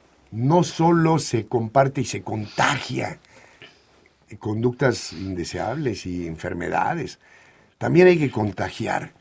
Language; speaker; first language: Spanish; native; Spanish